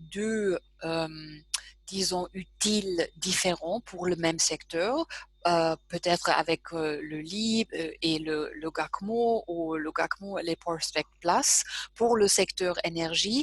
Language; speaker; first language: French; non-native, fluent; German